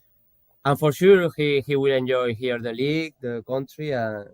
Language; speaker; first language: English; non-native, fluent; Spanish